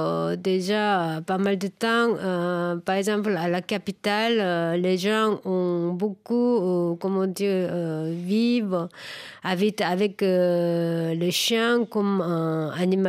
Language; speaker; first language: French; non-native, fluent; Korean